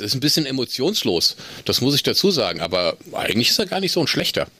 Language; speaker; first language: German; native; German